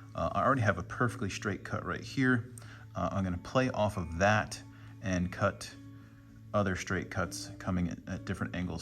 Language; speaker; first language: English; native; English